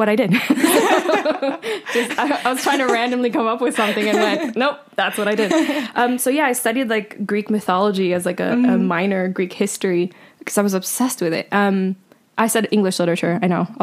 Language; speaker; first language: English; early bilingual, other home language; Spanish